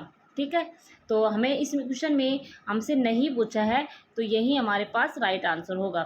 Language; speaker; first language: Hindi; native; Hindi